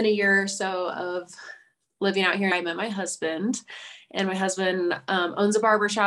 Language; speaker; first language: English; native; English